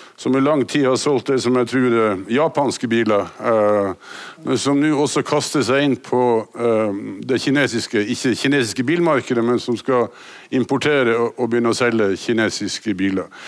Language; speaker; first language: Norwegian; native; Norwegian